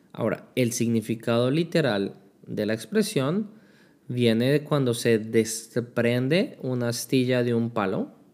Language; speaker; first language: Spanish; native; Spanish